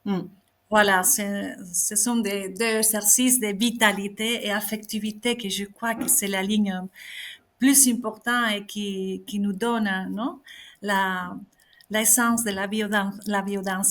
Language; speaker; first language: French; non-native, fluent; Spanish